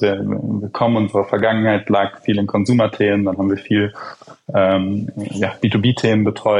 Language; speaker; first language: German; native; German